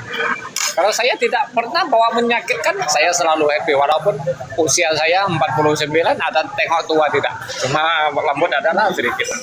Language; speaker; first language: Indonesian; non-native, learner; Vietnamese